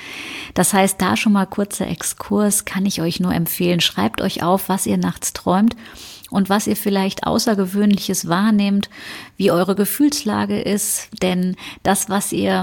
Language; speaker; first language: German; native; German